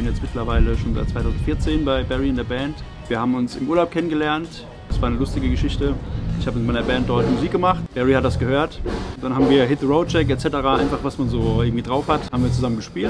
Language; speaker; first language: German; native; German